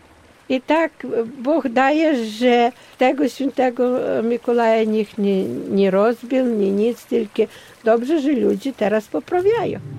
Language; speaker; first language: Polish; non-native, local second language; Ukrainian